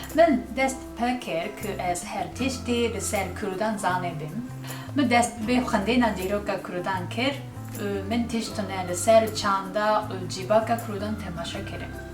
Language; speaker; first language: Kurdish; non-native, learner; Japanese